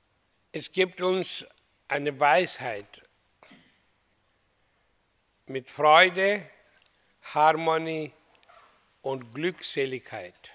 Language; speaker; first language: German; non-native, fluent; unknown